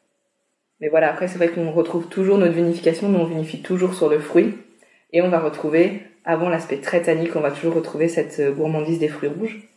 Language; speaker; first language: French; native; French